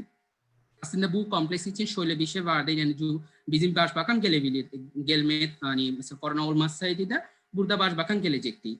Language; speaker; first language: Turkish; non-native, fluent; Bangla